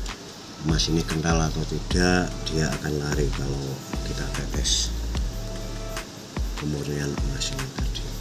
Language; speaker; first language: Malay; non-native, local second language; Javanese